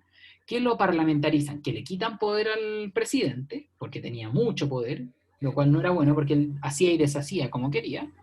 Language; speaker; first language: Spanish; native; Spanish